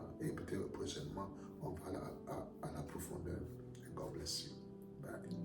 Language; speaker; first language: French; non-native, fluent; Akan